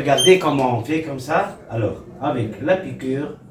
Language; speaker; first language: French; non-native, local second language; Arabic